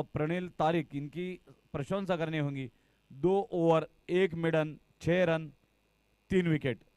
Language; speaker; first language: Hindi; non-native, local second language; Marathi